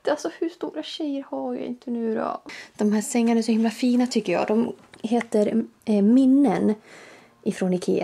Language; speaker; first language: Swedish; native; Swedish